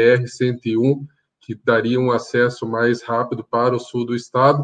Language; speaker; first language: Portuguese; native; Portuguese